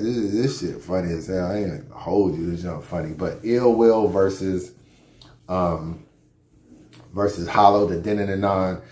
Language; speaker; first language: English; native; English